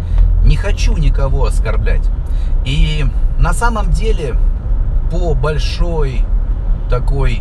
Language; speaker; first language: Russian; native; Russian